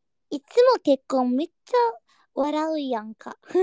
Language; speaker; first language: Japanese; non-native, learner; Indonesian